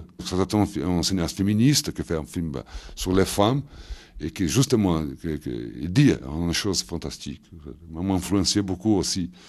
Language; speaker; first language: French; non-native, fluent; Portuguese